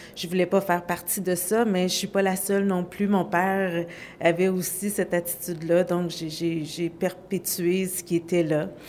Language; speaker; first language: French; native; French